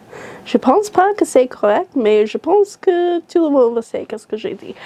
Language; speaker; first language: French; non-native, learner; English